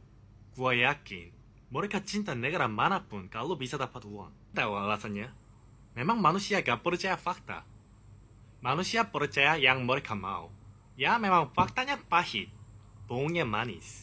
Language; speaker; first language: Indonesian; non-native, fluent; Korean